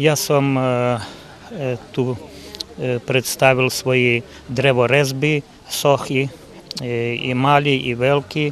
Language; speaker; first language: Slovak; early bilingual, heritage; Slovak